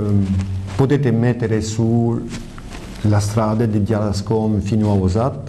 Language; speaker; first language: Italian; early bilingual, heritage; French